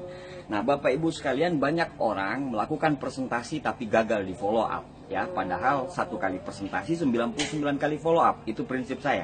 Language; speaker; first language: Indonesian; native; Indonesian